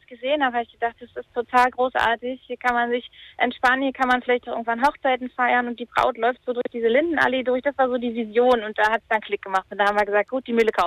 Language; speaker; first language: German; native; German